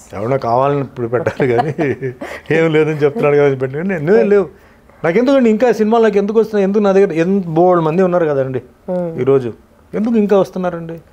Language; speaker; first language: Telugu; non-native, fluent; Tulu